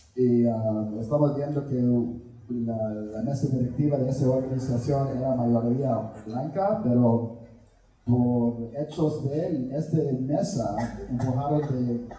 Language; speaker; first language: Spanish; early bilingual, heritage; Spanish